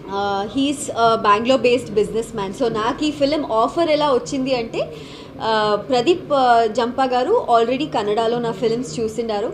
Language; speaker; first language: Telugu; non-native, local second language; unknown